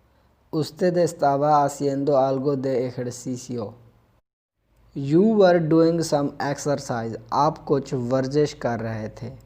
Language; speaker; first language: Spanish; non-native, fluent; Urdu